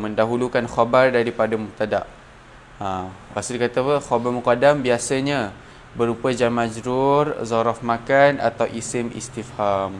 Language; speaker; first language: Malay; native; Malay